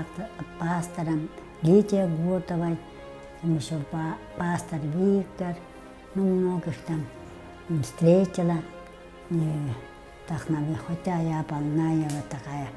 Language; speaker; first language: Russian; non-native, local second language; Tuvinian